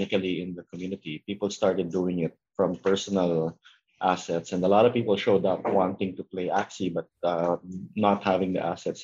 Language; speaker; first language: English; non-native, local second language; Filipino